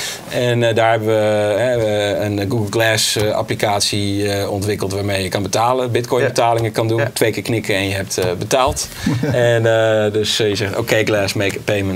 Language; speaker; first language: Dutch; native; Dutch